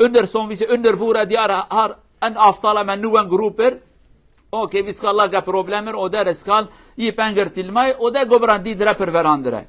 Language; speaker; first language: Norwegian; non-native, fluent; Kurdish